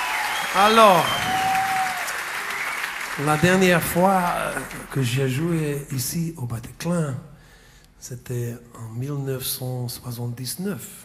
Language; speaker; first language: French; non-native, fluent; English